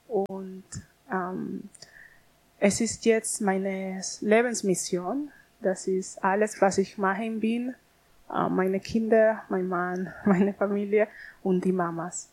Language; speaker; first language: German; non-native, learner; Spanish